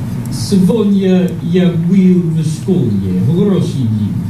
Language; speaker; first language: Russian; non-native, learner; English